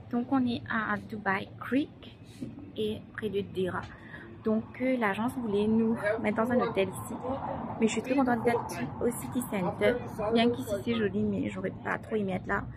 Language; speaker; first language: French; non-native, local second language; Morisyen